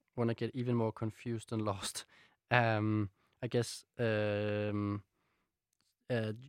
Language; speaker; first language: English; non-native, fluent; Danish